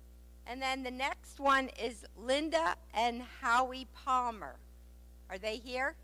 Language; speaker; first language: English; native; English